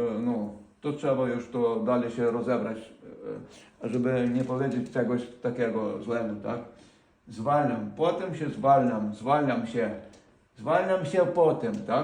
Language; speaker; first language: Polish; non-native, fluent; Ukrainian